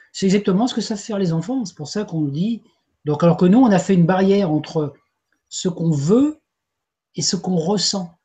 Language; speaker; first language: French; native; French